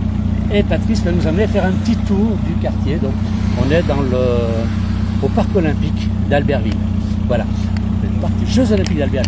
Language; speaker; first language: French; native; French